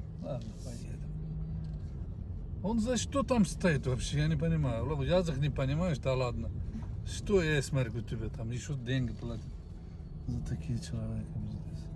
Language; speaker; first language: Russian; non-native, learner; Turkish